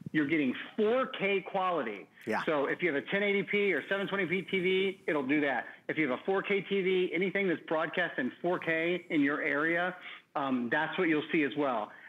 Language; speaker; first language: English; native; English